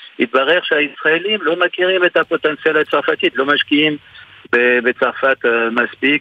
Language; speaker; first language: Hebrew; non-native, fluent; French